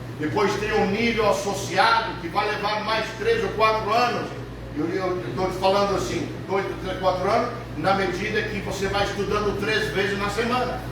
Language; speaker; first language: Portuguese; early bilingual, other home language; English